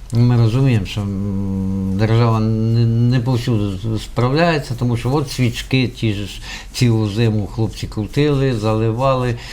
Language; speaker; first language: Ukrainian; native; Ukrainian